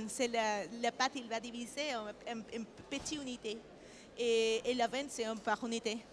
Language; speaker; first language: French; non-native, learner; Spanish